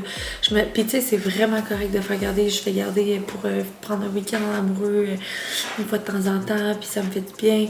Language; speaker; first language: French; native; French